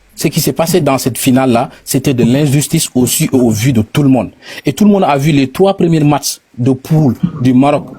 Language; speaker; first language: French; non-native, local second language; Wolof